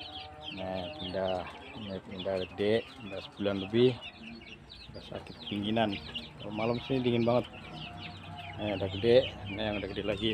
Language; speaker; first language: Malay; non-native, local second language; Javanese